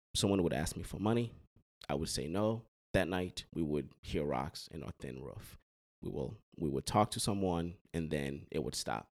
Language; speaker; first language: English; early bilingual, other home language; Haitian Creole